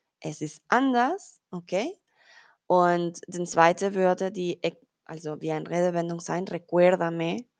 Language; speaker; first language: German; non-native, fluent; Spanish